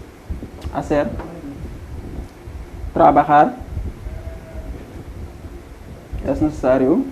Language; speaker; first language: Spanish; non-native, fluent; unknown